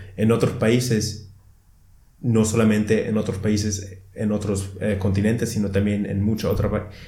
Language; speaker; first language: Spanish; non-native, fluent; German